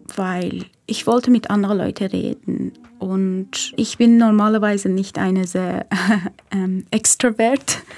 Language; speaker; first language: German; non-native, fluent; Persian